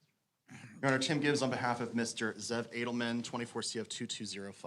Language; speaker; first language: English; native; English